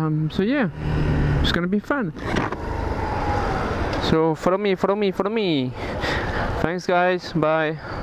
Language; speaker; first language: English; non-native, fluent; French